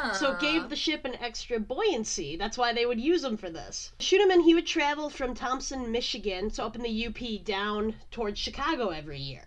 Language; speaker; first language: English; native; English